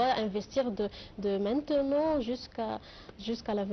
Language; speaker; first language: French; non-native, fluent; Arabic